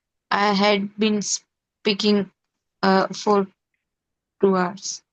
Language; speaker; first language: English; non-native, learner; Hindi